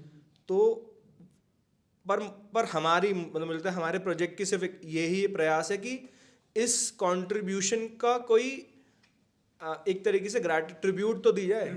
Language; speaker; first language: Hindi; native; Hindi